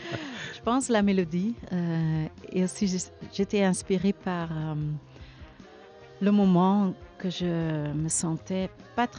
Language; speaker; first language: French; non-native, learner; Dutch